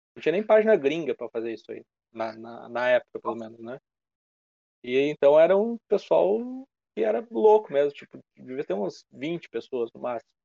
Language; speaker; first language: Portuguese; native; Portuguese